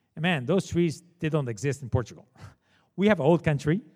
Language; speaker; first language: English; non-native, fluent; Portuguese